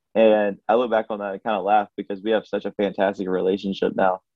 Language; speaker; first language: English; native; English